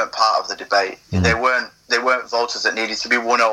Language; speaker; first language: English; native; English